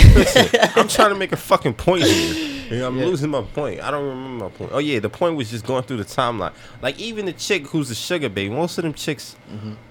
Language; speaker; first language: English; native; English